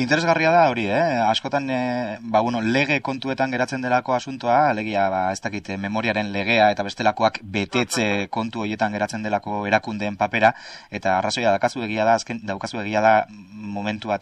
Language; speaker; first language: Basque; native; Basque